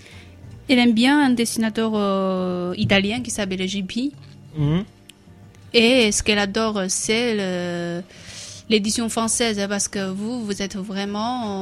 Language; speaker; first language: French; non-native, learner; Chinese